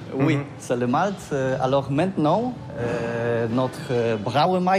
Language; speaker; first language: French; non-native, learner; Polish